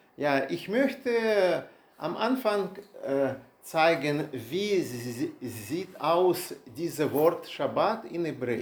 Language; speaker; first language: German; non-native, learner; Russian